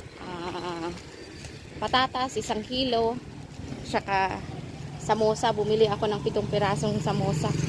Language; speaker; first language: Filipino; native; Filipino